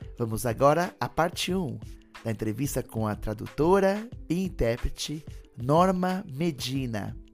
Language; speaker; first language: Portuguese; native; Portuguese